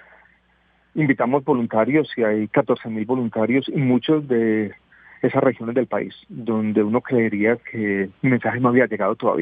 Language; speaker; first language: Spanish; native; Spanish